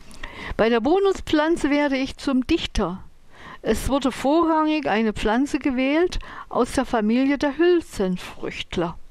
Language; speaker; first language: German; native; German